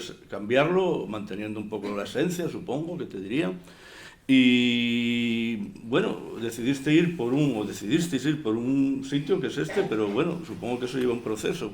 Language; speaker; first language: Spanish; native; Spanish